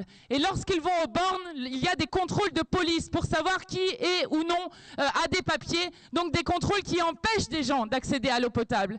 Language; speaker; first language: French; native; French